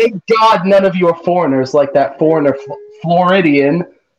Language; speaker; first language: English; native; English